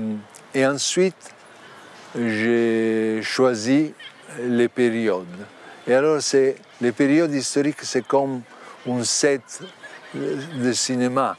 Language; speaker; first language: French; non-native, learner; Italian